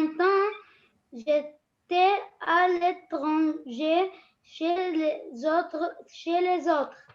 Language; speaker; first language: French; non-native, learner; Arabic